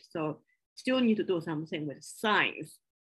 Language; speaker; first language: English; non-native, fluent; Chinese